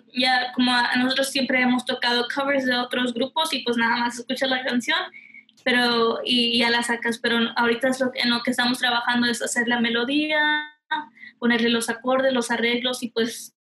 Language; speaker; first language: Spanish; early bilingual, heritage; Spanish